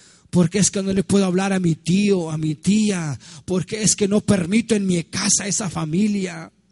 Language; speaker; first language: Spanish; early bilingual, heritage; Spanish